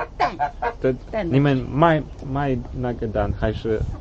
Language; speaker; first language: Chinese; non-native, learner; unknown